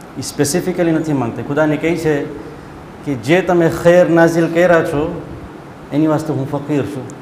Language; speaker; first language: Gujarati; early bilingual, heritage; Gujarati